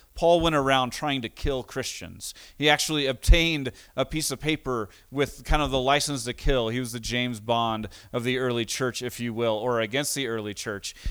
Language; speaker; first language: English; native; English